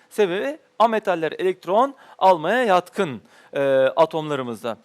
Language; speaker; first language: Turkish; native; Turkish